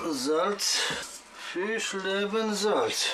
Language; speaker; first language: German; non-native, learner; Russian